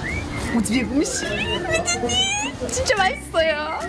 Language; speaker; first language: Korean; non-native, fluent; Uzbek